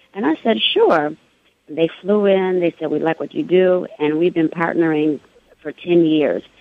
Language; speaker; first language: English; native; English